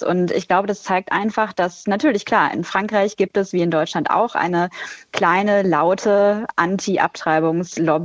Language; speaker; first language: German; native; German